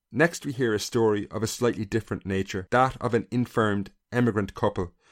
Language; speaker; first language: English; native; English